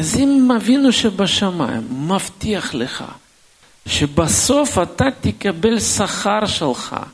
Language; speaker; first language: Hebrew; non-native, fluent; Russian